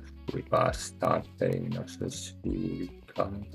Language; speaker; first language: Danish; native; Danish